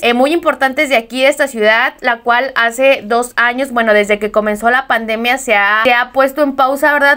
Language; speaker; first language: Spanish; native; Spanish